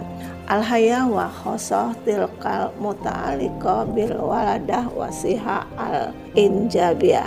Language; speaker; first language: Arabic; non-native, learner; Indonesian